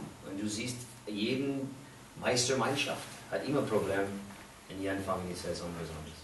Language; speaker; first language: German; non-native, fluent; English